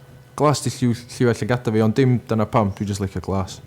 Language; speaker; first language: Welsh; native; Welsh